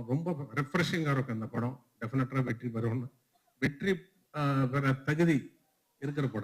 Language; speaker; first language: Tamil; non-native, local second language; Telugu